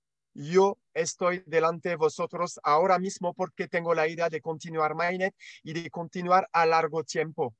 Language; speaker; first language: Spanish; non-native, learner; French